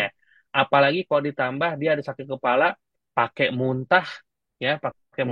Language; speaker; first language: Indonesian; native; Indonesian